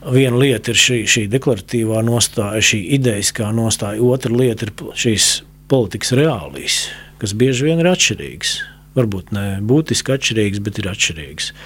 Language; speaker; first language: Latvian; native; Latvian